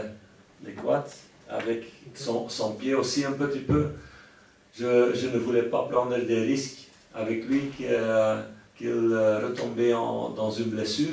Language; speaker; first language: French; non-native, local second language; Dutch